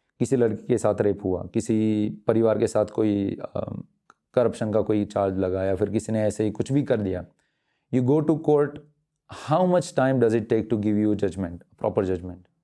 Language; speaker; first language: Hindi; non-native, local second language; Gujarati